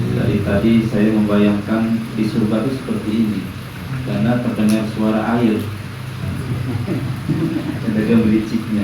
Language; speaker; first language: Indonesian; native; Indonesian